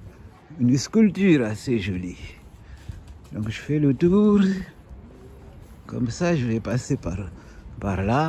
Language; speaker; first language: French; non-native, fluent; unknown